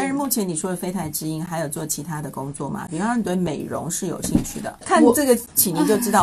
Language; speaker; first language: Chinese; native; Chinese